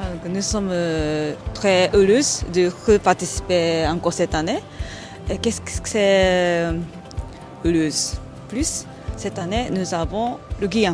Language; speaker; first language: French; non-native, learner; Japanese